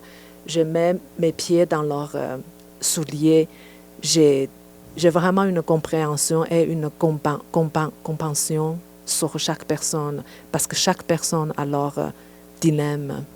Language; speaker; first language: French; non-native, fluent; Chinese